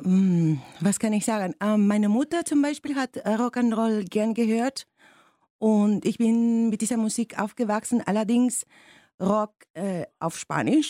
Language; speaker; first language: German; non-native, fluent; Spanish